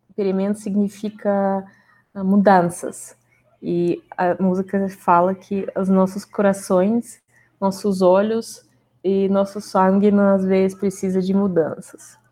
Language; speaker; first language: Portuguese; non-native, fluent; Russian